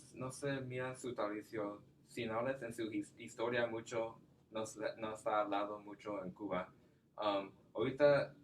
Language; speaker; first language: Spanish; non-native, learner; English